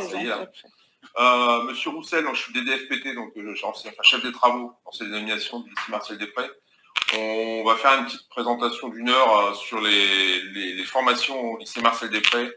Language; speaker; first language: French; native; French